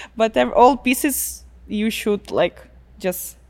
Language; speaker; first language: English; non-native, learner; Russian